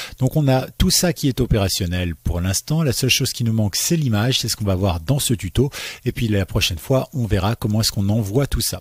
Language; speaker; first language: French; native; French